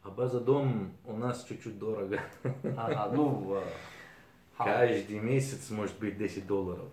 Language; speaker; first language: Russian; early bilingual, heritage; Arabic